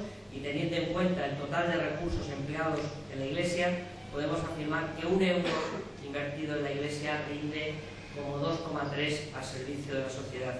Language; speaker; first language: Spanish; native; Spanish